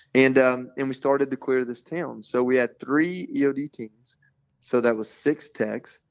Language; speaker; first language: English; native; English